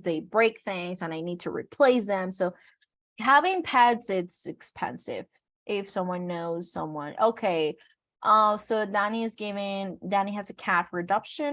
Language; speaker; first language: English; non-native, fluent; Spanish